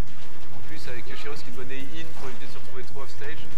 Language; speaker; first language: French; native; French